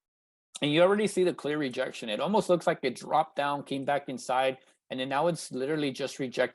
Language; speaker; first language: English; native; English